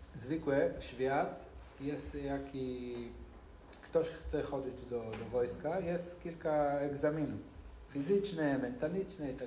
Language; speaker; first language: Polish; non-native, learner; Hebrew